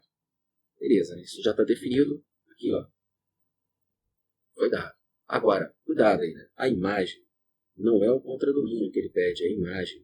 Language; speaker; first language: Portuguese; native; Portuguese